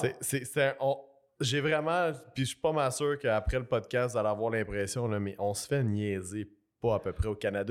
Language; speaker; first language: French; native; French